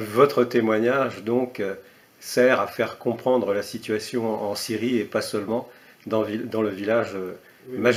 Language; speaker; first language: French; native; French